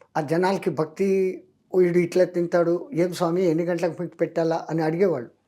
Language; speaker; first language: Telugu; non-native, local second language; Hindi